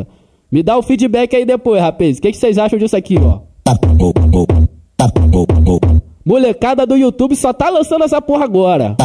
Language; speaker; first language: Portuguese; native; Portuguese